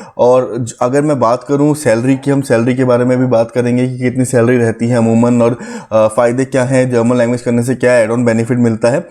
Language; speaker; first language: Hindi; native; Hindi